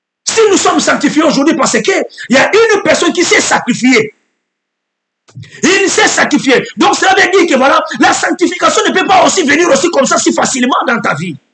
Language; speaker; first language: French; non-native, local second language; Lingala